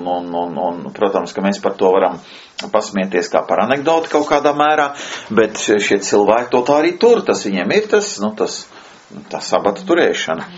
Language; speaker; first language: Latvian; native; Latvian